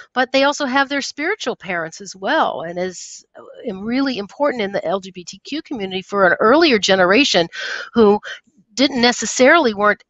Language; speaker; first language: English; native; English